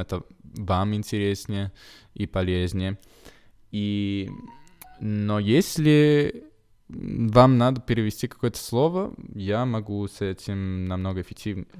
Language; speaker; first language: Russian; non-native, fluent; Italian